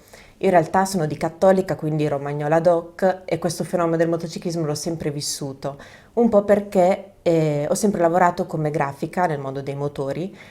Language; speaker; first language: Italian; native; Italian